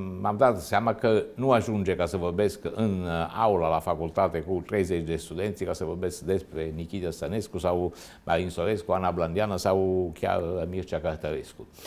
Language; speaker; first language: Romanian; non-native, fluent; Italian